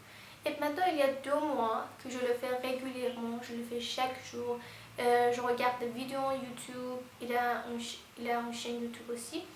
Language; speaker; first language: French; non-native, fluent; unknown